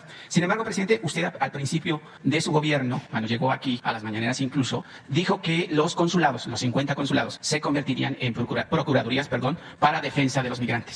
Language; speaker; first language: Spanish; native; Spanish